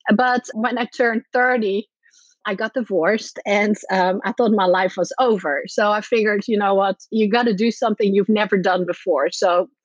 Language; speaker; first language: English; non-native, fluent; Dutch